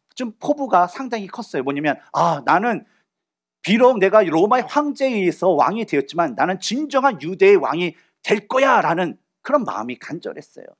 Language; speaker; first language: Korean; native; Korean